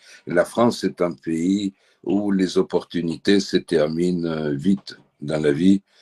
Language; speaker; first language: French; early bilingual, heritage; French